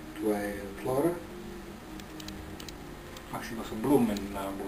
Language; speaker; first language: Bulgarian; non-native, learner; Finnish